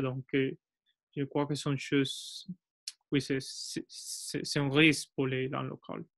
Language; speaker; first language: French; non-native, learner; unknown